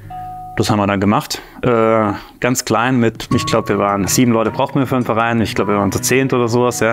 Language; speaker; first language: German; native; German